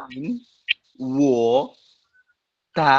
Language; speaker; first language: Chinese; non-native, learner; Bangla